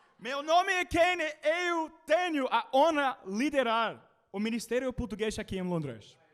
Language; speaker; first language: Portuguese; non-native, learner; English